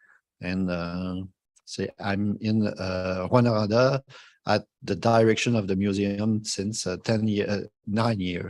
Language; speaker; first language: English; non-native, fluent; French